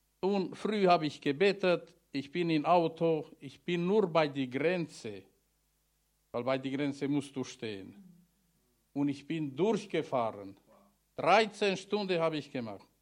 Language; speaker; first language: German; non-native, learner; Romanian